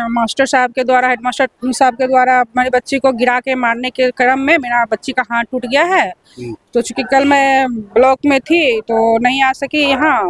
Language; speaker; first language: Hindi; native; Hindi